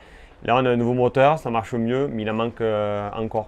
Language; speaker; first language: French; native; French